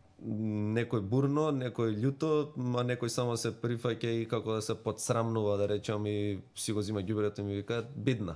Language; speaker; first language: Macedonian; native; Macedonian